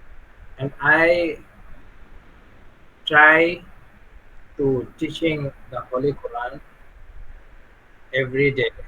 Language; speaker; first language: English; non-native, learner; Bangla